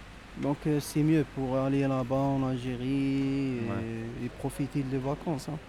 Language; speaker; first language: French; non-native, local second language; Arabic